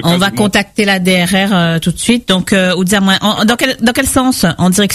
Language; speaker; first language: French; native; French